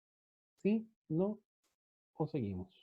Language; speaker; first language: Spanish; native; Spanish